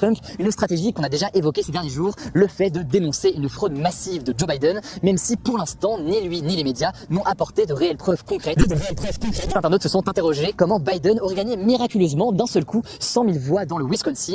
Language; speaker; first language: French; native; French